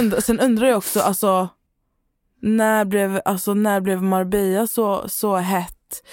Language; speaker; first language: Swedish; native; Swedish